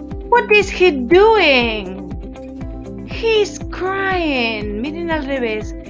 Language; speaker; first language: English; non-native, fluent; Spanish